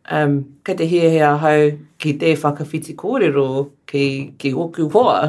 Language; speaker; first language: Māori; non-native, learner; English